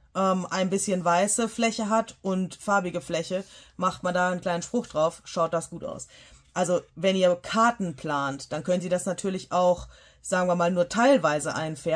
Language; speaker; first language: German; native; German